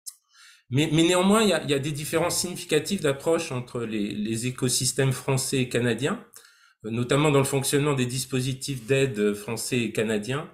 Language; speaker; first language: French; native; French